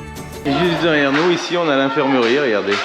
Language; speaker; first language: French; native; French